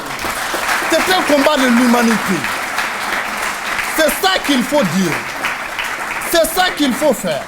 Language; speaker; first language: French; non-native, local second language; Mandingo